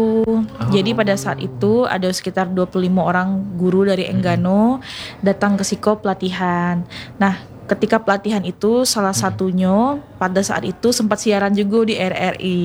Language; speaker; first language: Indonesian; non-native, local second language; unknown